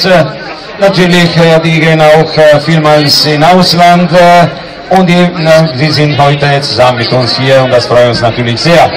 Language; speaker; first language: German; non-native, learner; Croatian